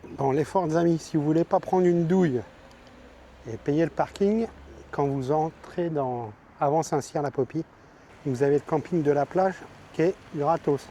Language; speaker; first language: French; native; French